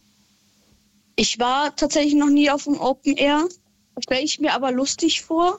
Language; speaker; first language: German; native; German